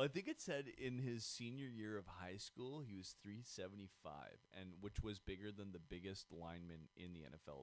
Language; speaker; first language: English; native; English